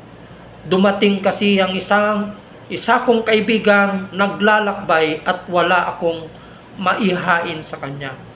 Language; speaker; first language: Filipino; native; Filipino